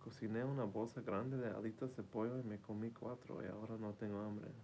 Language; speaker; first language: Spanish; early bilingual, heritage; Spanish